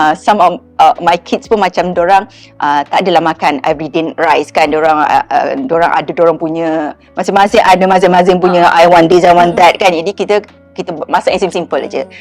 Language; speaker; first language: Malay; native; Malay